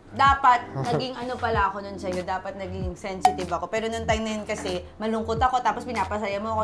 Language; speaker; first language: Filipino; native; Filipino